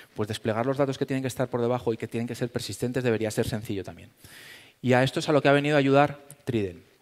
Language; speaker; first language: Spanish; native; Spanish